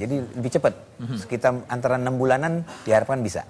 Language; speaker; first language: Indonesian; native; Indonesian